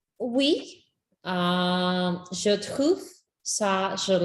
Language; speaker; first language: French; non-native, learner; English